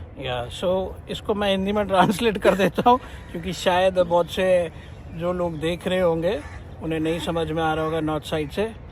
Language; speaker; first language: Hindi; non-native, local second language; Malayalam